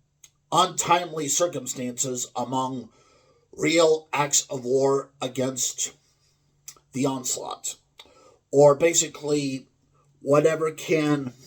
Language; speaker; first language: English; native; English